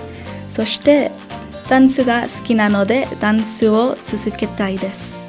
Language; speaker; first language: Japanese; non-native, learner; English